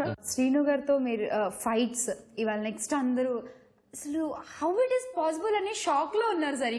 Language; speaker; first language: Telugu; native; Telugu